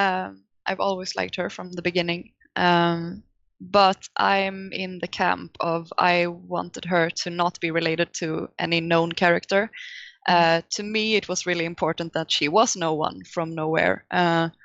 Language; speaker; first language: English; non-native, fluent; Swedish